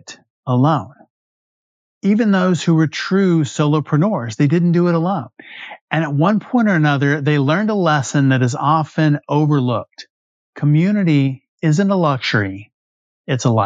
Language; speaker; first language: English; native; English